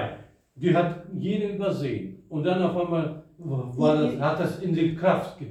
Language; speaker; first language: German; non-native, fluent; Russian